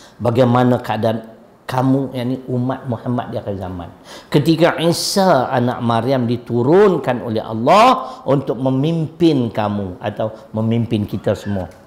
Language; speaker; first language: Malay; native; Malay